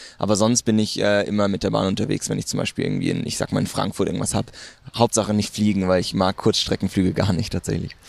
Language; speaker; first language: German; native; German